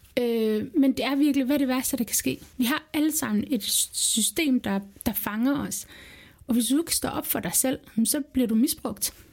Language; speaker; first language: Danish; early bilingual, other home language; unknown